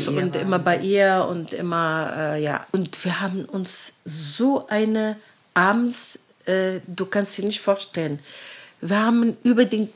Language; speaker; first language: German; non-native, learner; Arabic